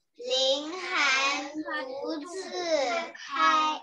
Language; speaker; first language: Chinese; early bilingual, heritage; Chinese